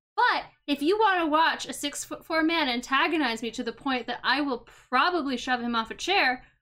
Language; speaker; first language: English; native; English